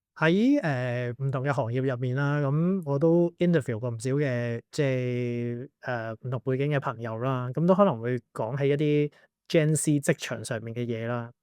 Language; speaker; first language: Cantonese; native; Cantonese